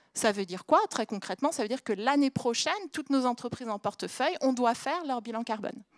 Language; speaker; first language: French; native; French